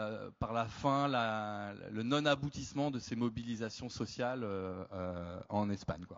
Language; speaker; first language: French; native; French